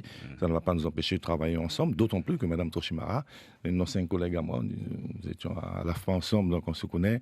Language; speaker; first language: French; native; French